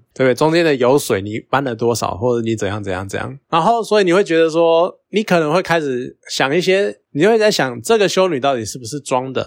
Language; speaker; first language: Chinese; native; Chinese